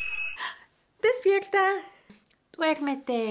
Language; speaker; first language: Spanish; native; Spanish